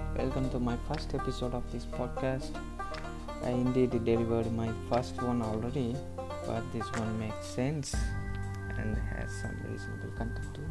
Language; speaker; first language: English; non-native, local second language; Tamil